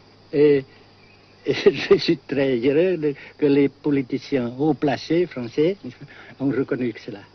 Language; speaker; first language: French; non-native, local second language; Vietnamese